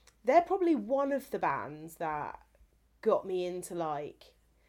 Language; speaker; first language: English; native; English